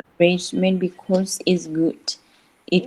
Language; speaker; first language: English; non-native, learner; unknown